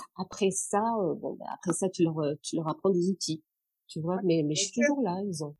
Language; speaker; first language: French; non-native, local second language; Arabic